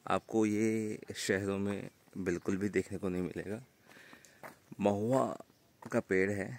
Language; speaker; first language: Hindi; native; Hindi